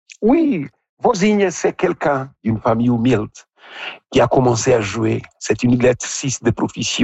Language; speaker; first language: French; non-native, fluent; Portuguese